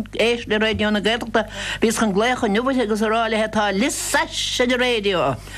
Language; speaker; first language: Irish; native; Irish